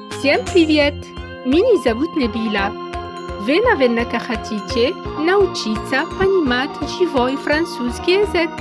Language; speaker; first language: Russian; non-native, fluent; French